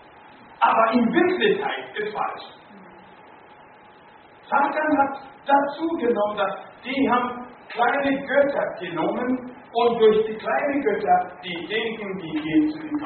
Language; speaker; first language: German; non-native, learner; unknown